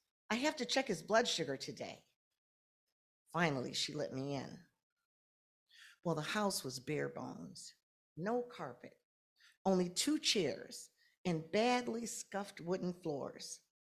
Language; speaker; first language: English; native; English